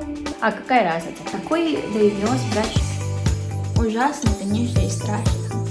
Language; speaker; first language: Russian; non-native, fluent; Filipino